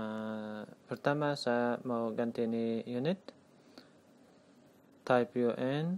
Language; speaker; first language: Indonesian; non-native, learner; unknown